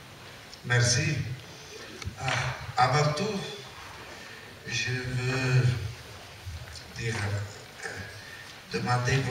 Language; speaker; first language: French; non-native, learner; Italian